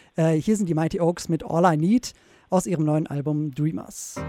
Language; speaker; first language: German; native; German